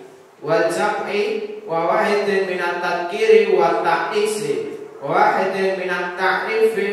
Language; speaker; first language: Arabic; non-native, learner; Indonesian